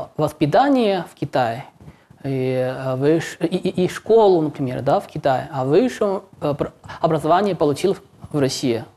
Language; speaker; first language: Russian; non-native, learner; Chinese